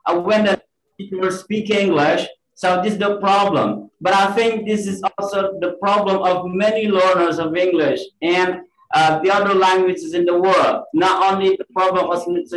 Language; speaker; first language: English; non-native, fluent; Indonesian